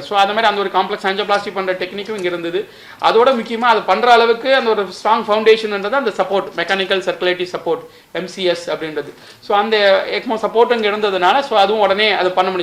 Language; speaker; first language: Tamil; native; Tamil